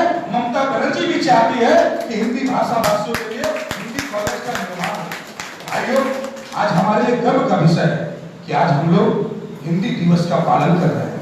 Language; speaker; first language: Hindi; native; Hindi